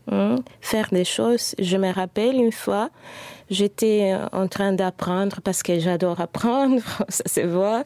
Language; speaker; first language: French; non-native, fluent; Spanish